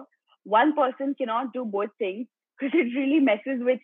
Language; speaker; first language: English; non-native, local second language; Gujarati